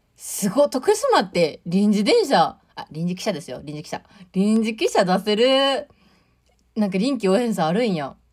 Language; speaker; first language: Japanese; native; Japanese